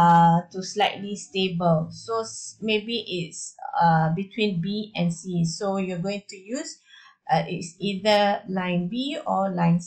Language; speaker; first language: English; non-native, local second language; Malay